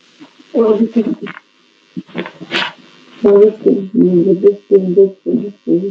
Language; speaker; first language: English; non-native, learner; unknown